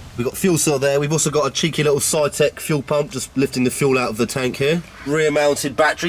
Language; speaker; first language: English; native; English